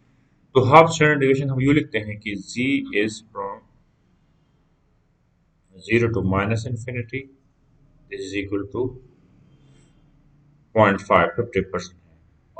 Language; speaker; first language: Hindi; non-native, local second language; Punjabi